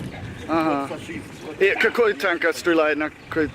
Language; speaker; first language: Russian; non-native, learner; English